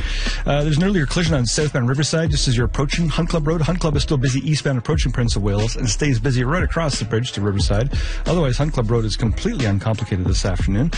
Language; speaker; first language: English; native; English